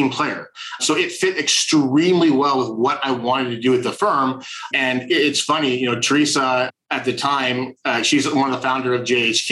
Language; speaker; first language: English; native; English